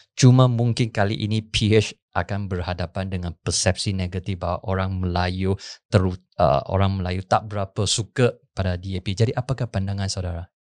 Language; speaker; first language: Malay; non-native, local second language; Chinese